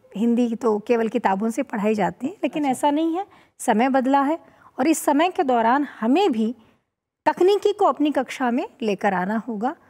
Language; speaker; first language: Hindi; native; Hindi